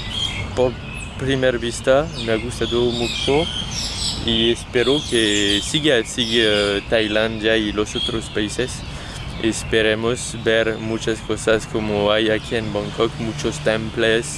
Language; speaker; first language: Spanish; non-native, fluent; French